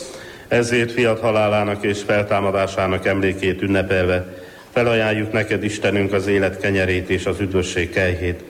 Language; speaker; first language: Hungarian; native; Hungarian